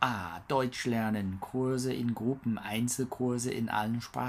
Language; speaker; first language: German; non-native, learner; English